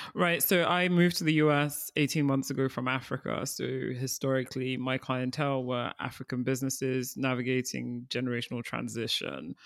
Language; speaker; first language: English; early bilingual, other home language; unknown